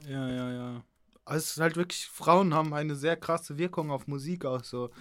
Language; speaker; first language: German; early bilingual, other home language; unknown